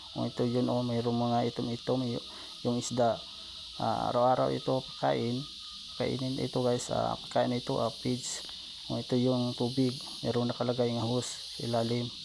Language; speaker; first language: Filipino; non-native, local second language; Cebuano